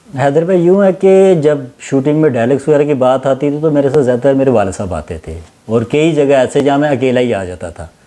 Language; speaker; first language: Urdu; native; Urdu